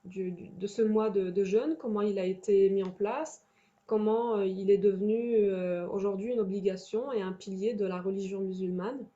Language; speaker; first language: French; native; French